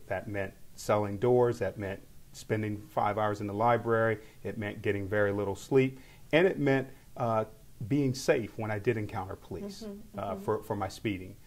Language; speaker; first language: English; native; English